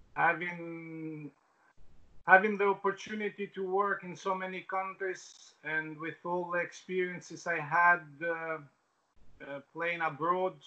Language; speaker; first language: English; non-native, fluent; Albanian